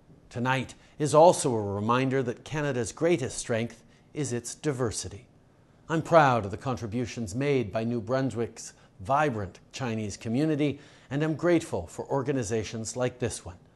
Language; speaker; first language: English; early bilingual, other home language; French